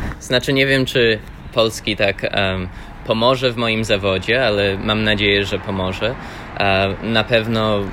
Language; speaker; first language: Polish; early bilingual, heritage; Polish